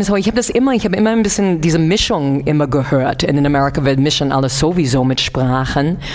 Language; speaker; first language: German; non-native, fluent; English